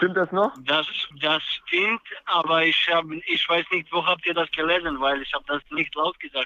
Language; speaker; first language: German; non-native, learner; Serbian